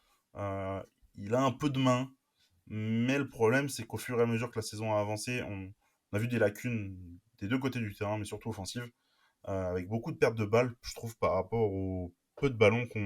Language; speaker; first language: French; native; French